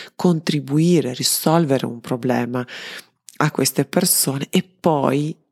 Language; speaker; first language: Italian; non-native, fluent; Serbian